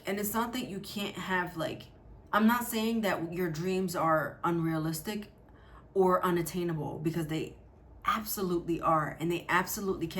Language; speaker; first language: English; native; English